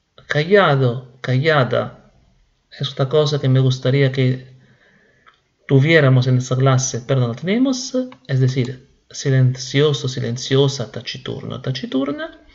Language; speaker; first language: Spanish; non-native, fluent; Italian